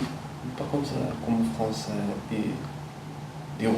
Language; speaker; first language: French; non-native, fluent; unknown